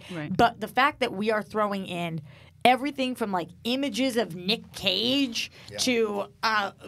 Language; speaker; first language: English; native; English